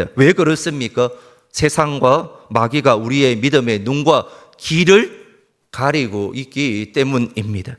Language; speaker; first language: Korean; native; Korean